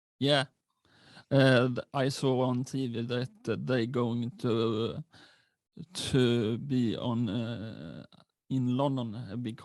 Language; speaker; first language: English; non-native, learner; Swedish